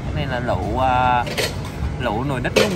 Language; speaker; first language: Vietnamese; native; Vietnamese